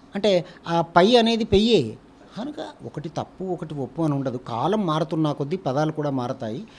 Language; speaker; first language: Telugu; native; Telugu